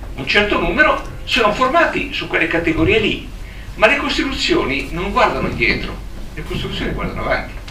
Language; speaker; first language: Italian; native; Italian